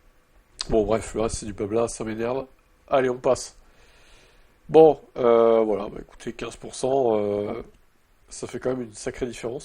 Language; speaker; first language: French; native; French